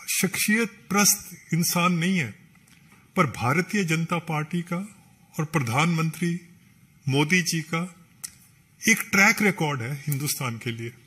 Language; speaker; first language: Hindi; non-native, local second language; Punjabi